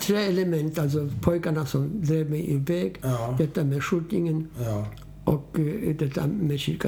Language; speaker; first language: Swedish; non-native, fluent; Polish